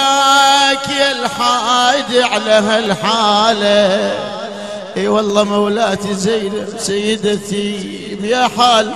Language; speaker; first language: Arabic; native; Arabic